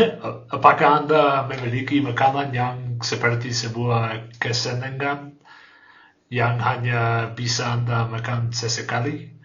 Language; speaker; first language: Indonesian; non-native, learner; English